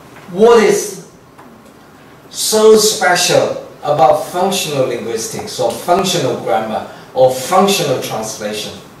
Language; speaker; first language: English; non-native, fluent; Chinese